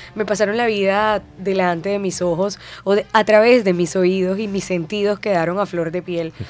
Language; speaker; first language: Spanish; native; Spanish